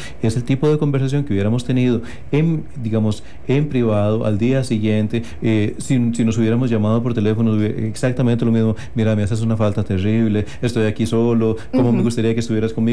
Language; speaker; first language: Spanish; native; Spanish